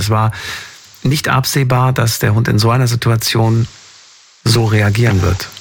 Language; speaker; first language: German; native; German